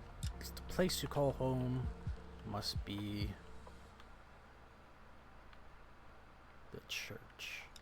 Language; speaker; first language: English; native; English